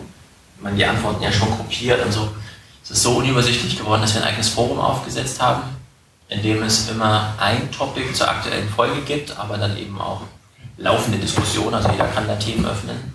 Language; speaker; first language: German; native; German